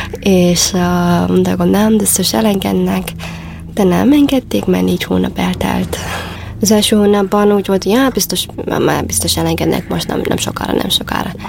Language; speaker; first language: Hungarian; non-native, fluent; Somali